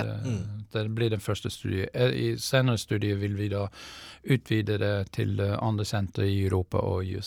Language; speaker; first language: Norwegian; non-native, fluent; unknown